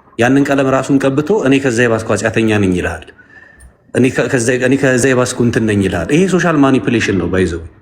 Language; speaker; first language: Amharic; native; Amharic